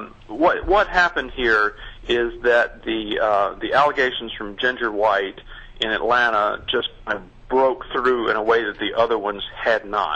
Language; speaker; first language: English; native; English